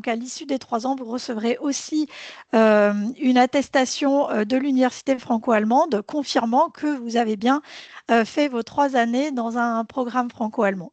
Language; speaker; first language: French; native; French